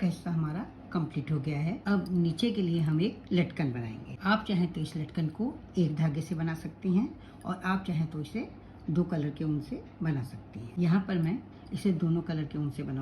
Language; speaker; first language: Hindi; native; Hindi